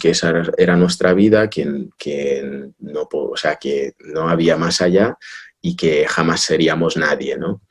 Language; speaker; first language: Spanish; early bilingual, other home language; Russian